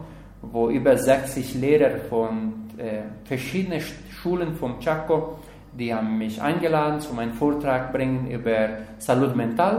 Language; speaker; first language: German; non-native, learner; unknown